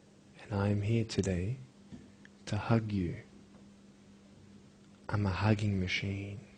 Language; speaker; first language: English; native; English